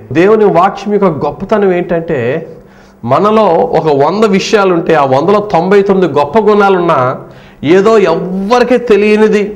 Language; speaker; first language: Telugu; native; Telugu